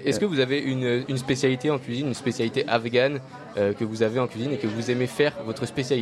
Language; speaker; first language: French; native; French